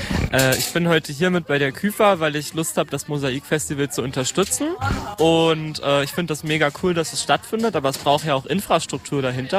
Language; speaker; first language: German; native; German